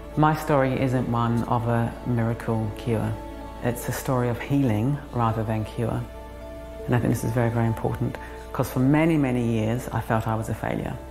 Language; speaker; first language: English; native; English